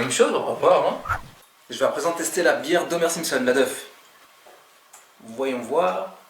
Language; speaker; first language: French; native; French